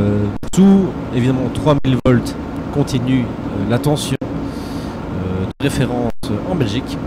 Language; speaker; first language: French; native; French